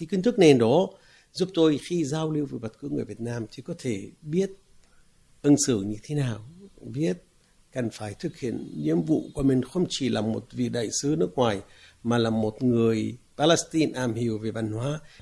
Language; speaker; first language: Vietnamese; non-native, fluent; Arabic